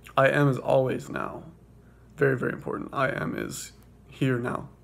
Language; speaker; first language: English; native; English